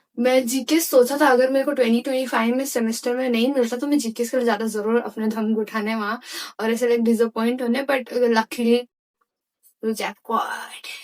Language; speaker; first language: Hindi; non-native, local second language; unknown